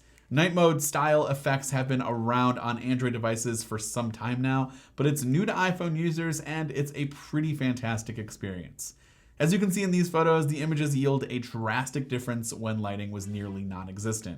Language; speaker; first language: English; native; English